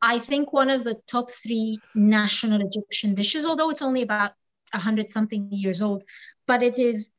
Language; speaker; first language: English; non-native, fluent; Arabic